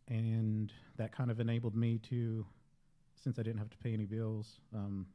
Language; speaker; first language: English; native; English